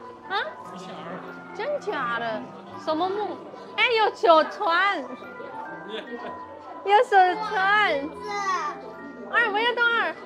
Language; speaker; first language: Chinese; non-native, learner; Indonesian